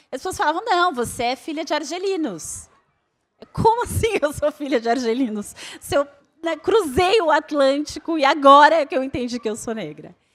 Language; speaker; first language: Portuguese; native; Portuguese